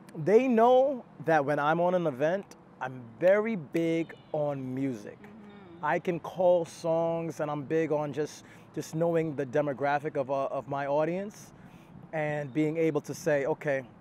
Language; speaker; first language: English; native; English